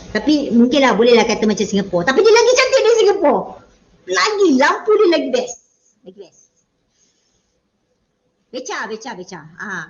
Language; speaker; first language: Malay; native; Malay